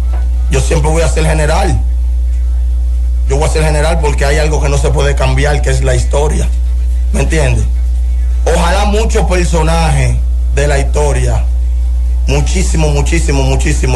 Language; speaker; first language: Spanish; native; Spanish